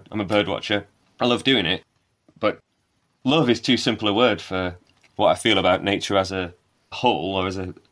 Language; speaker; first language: English; native; English